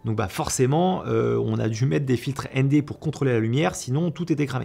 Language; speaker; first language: French; native; French